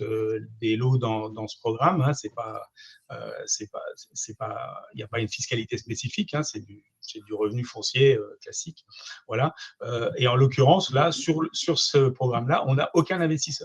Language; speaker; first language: French; native; French